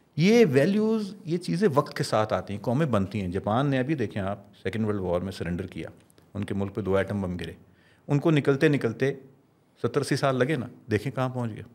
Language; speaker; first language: Urdu; non-native, local second language; Punjabi